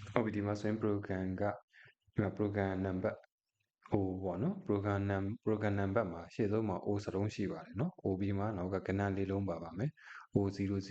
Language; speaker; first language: Burmese; native; Burmese